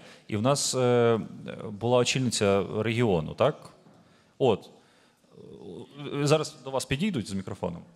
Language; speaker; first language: Ukrainian; native; Ukrainian